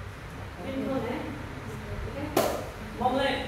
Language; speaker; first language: Vietnamese; non-native, learner; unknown